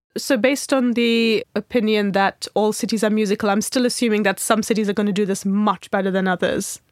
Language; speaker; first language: English; non-native, local second language; Hindi